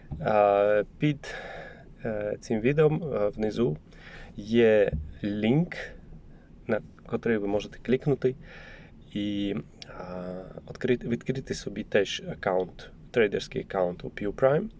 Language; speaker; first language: Ukrainian; non-native, learner; Polish